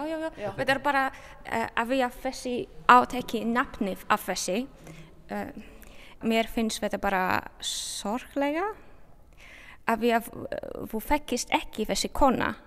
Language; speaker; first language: Icelandic; non-native, learner; Polish